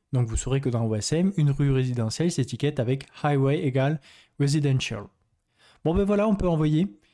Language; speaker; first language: French; native; French